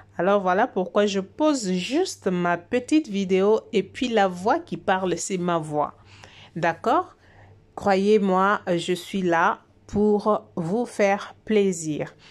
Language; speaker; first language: French; non-native, local second language; Lingala